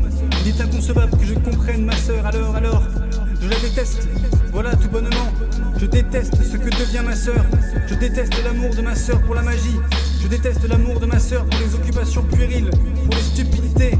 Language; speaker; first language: French; native; French